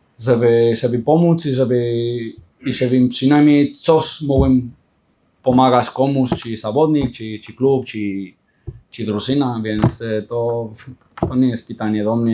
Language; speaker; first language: Polish; non-native, fluent; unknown